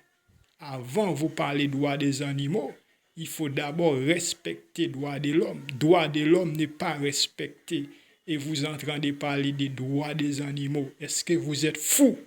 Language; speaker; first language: French; non-native, local second language; Haitian Creole